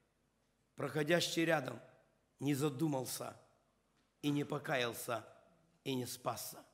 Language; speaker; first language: Russian; non-native, local second language; Ukrainian